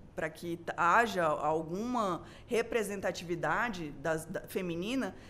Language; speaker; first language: Portuguese; native; Portuguese